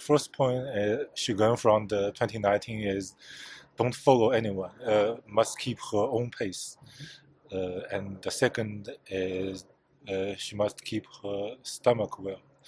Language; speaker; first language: English; non-native, fluent; Chinese